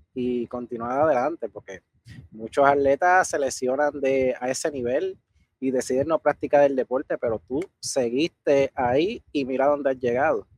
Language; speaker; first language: Spanish; native; Spanish